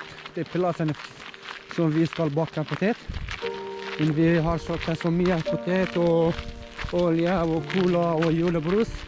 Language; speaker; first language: Norwegian; non-native, learner; Russian